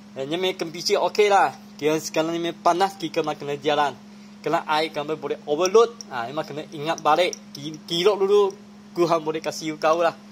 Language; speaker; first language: Malay; non-native, local second language; Chinese